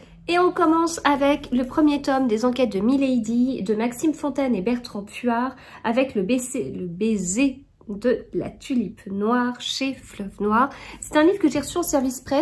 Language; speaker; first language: French; native; French